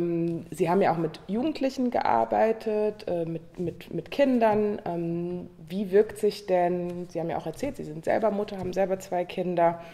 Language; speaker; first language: German; native; German